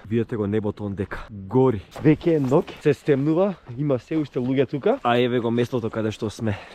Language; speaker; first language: Macedonian; native; Macedonian